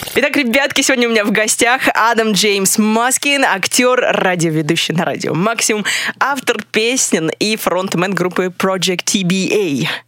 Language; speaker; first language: Russian; non-native, fluent; English